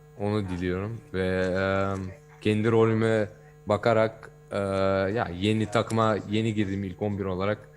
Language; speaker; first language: Turkish; early bilingual, heritage; Turkish